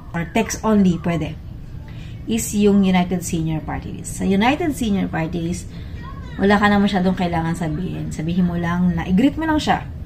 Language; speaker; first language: Filipino; native; Filipino